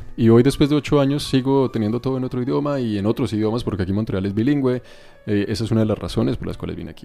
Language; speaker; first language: Spanish; native; Spanish